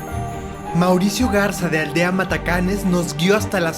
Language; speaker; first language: Spanish; native; Spanish